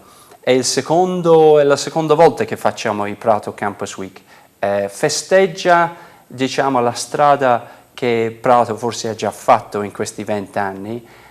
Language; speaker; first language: Italian; non-native, fluent; English